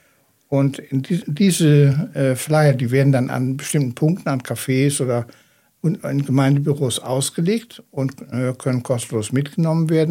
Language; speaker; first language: German; native; German